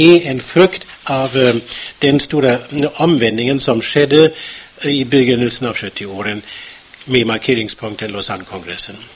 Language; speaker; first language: Swedish; non-native, fluent; German